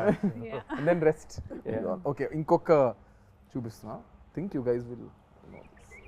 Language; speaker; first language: Telugu; native; Telugu